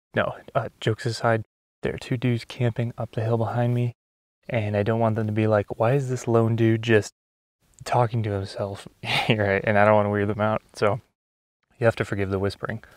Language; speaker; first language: English; native; English